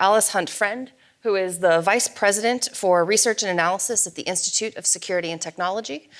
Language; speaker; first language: English; native; English